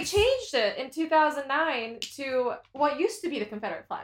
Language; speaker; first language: English; native; English